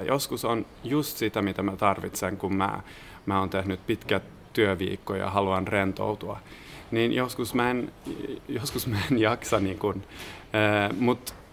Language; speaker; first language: Finnish; non-native, fluent; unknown